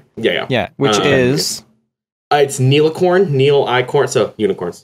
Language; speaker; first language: English; native; English